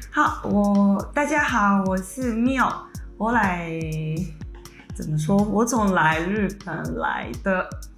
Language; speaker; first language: Chinese; non-native, learner; Japanese